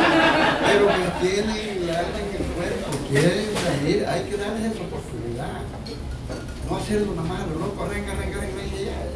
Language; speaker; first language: Spanish; native; Spanish